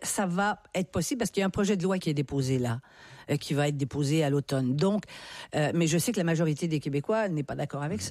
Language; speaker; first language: French; native; French